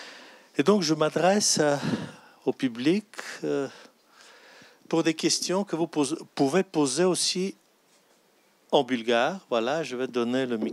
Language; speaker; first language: French; non-native, fluent; Bulgarian